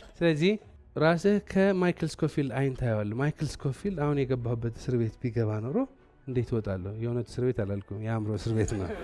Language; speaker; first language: Amharic; non-native, local second language; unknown